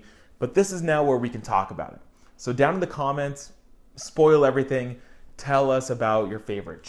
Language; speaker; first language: English; native; English